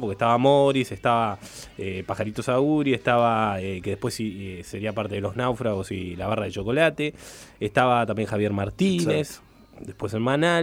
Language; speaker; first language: Spanish; native; Spanish